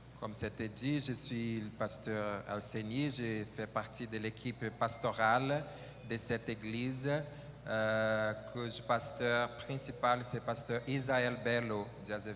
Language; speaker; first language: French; non-native, learner; Portuguese